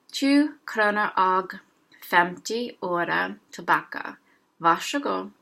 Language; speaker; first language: Norwegian; non-native, learner; English